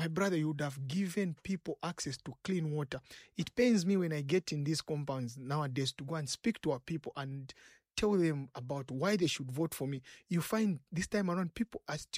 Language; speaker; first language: English; non-native, local second language; Bemba